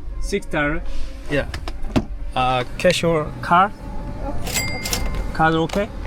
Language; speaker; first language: English; non-native, learner; Korean